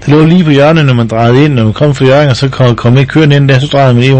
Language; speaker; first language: Danish; native; Danish